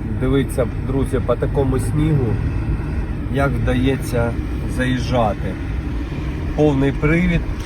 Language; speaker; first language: Ukrainian; native; Ukrainian